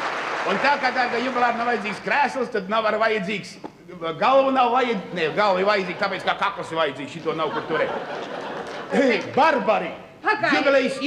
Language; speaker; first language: Latvian; native; Latvian